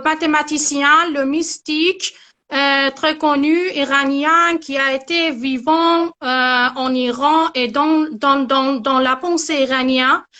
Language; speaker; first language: French; non-native, learner; Persian